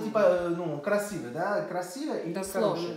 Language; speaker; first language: Russian; non-native, fluent; French